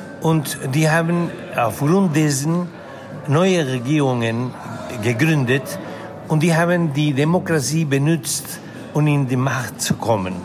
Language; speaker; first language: German; non-native, fluent; Spanish